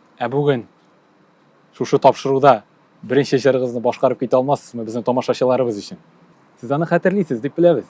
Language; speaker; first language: Tatar; native; Tatar